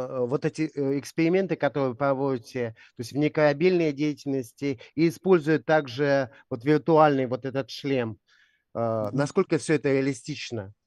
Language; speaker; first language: Russian; native; Russian